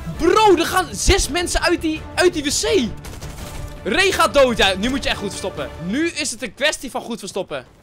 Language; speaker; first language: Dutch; native; Dutch